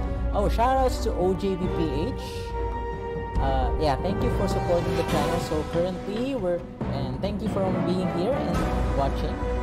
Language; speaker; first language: English; non-native, local second language; Filipino